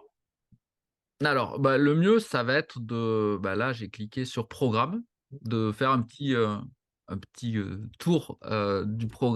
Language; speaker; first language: French; native; French